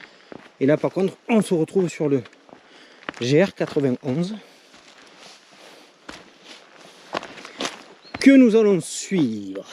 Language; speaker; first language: French; native; French